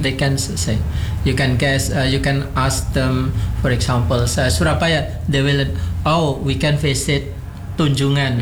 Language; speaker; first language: English; non-native, learner; Indonesian